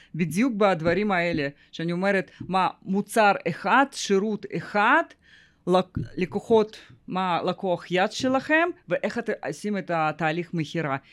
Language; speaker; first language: Hebrew; non-native, fluent; Russian